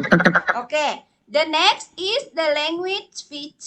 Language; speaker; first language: English; non-native, learner; Indonesian